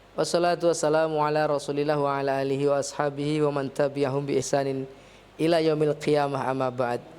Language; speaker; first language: Indonesian; native; Indonesian